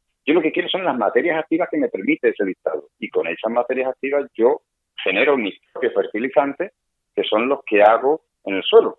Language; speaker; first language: Spanish; native; Spanish